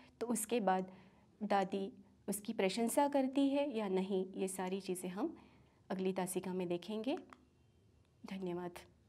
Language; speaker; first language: Hindi; non-native, local second language; Marathi